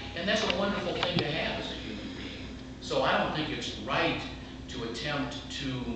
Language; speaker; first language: English; native; English